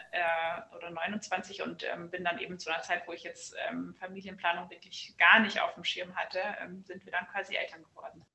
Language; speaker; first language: German; native; German